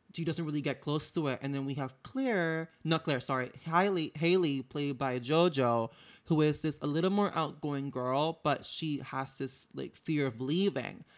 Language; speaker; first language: English; non-native, fluent; Spanish